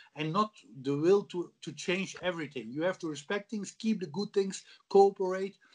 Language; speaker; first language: English; non-native, fluent; Dutch